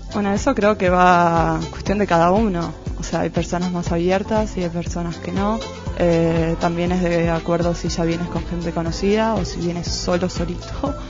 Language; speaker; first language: Spanish; native; Spanish